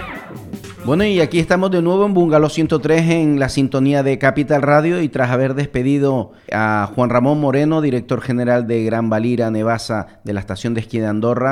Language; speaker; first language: Spanish; native; Spanish